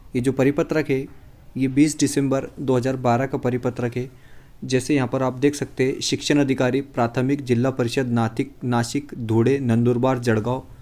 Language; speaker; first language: Hindi; non-native, local second language; Marathi